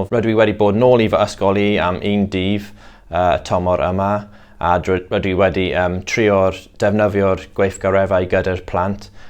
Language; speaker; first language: Welsh; non-native, local second language; English